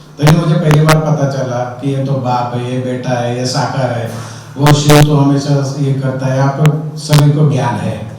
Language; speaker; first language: Hindi; non-native, local second language; Marathi